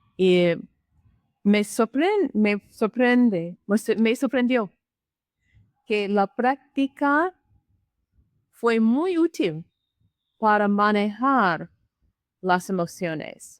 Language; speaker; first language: Spanish; non-native, learner; English